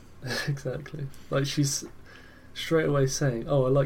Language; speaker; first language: English; native; English